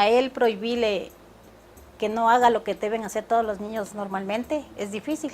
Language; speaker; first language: Spanish; native; Spanish